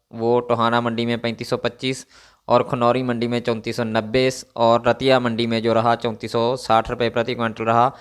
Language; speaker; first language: Hindi; non-native, local second language; Punjabi